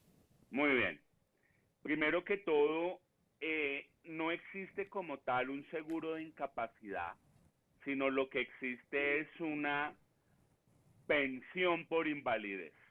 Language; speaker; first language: Spanish; native; Spanish